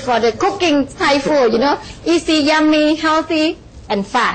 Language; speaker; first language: English; non-native, learner; Thai